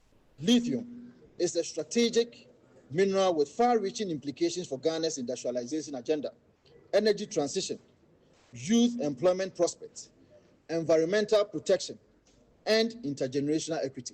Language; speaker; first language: English; native; English